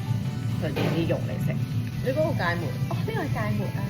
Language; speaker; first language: Cantonese; native; Cantonese